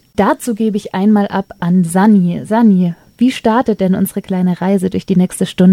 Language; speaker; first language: German; native; German